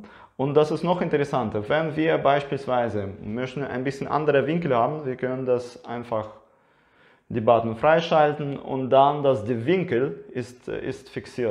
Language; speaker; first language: German; non-native, learner; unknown